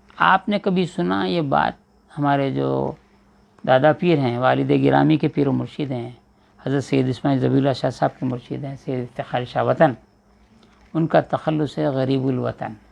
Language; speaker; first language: Urdu; native; Urdu